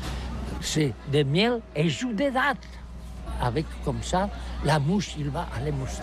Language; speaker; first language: French; non-native, learner; Catalan